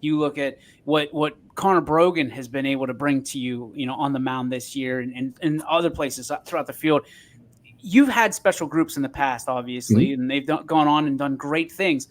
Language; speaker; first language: English; native; English